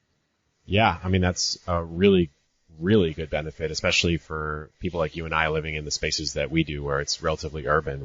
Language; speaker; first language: English; native; English